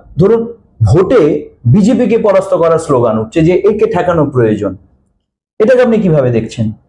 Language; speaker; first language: Bangla; native; Bangla